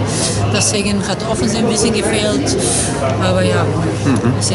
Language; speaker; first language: German; non-native, fluent; Serbian